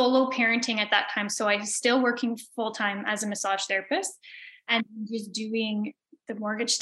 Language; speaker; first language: English; native; English